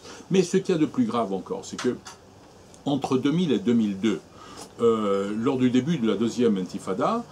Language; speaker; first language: French; native; French